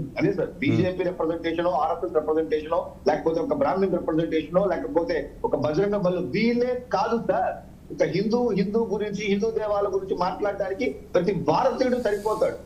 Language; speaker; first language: Telugu; native; Telugu